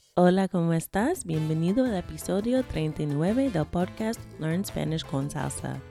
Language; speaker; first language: Spanish; non-native, fluent; English